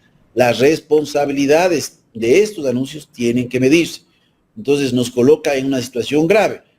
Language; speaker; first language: Spanish; native; Spanish